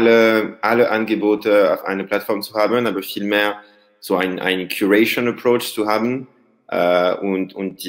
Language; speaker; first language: German; non-native, learner; French